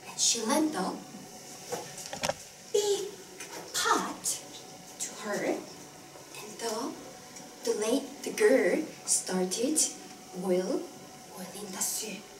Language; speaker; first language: English; non-native, fluent; Korean